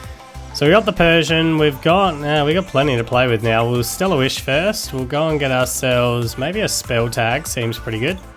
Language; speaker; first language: English; native; English